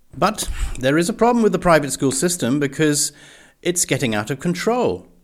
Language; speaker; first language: English; native; English